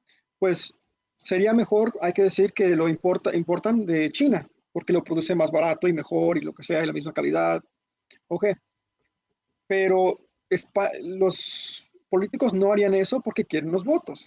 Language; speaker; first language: Spanish; early bilingual, heritage; Spanish